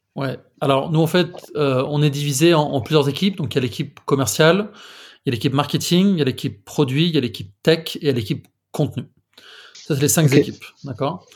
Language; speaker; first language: French; native; French